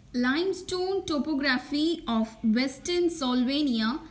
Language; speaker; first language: English; non-native, local second language; Tamil